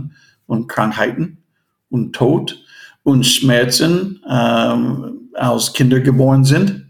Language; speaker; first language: German; non-native, fluent; English